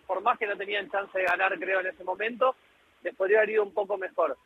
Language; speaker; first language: Spanish; native; Spanish